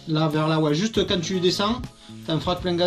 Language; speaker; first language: French; native; French